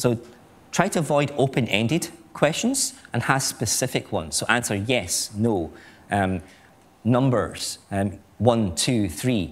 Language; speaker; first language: English; native; English